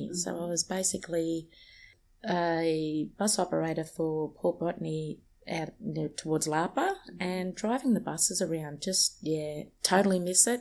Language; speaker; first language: English; native; English